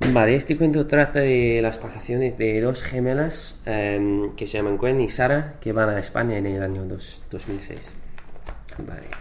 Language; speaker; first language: Spanish; non-native, fluent; English